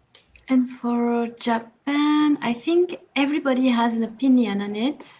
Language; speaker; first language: English; non-native, learner; French